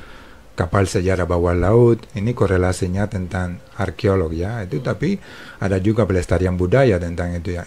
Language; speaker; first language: Indonesian; non-native, fluent; Spanish